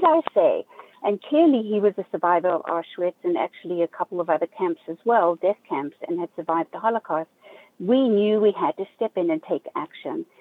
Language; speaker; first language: English; native; English